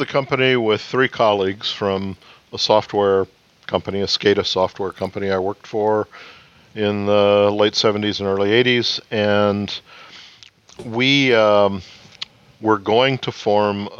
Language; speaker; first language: English; native; English